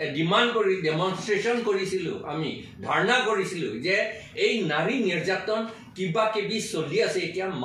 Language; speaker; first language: Assamese; non-native, local second language; Karbi